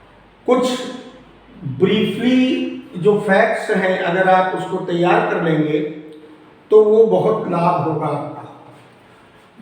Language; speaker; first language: Hindi; native; Hindi